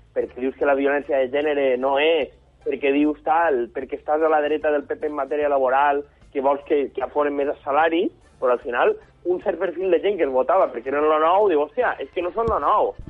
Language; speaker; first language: Catalan; native; Catalan